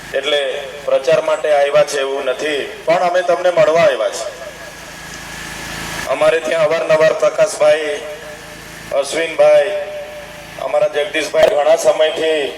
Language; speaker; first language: Gujarati; non-native, local second language; Vasavi